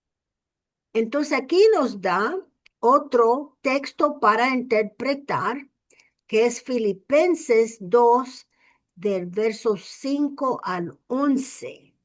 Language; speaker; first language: Spanish; early bilingual, heritage; English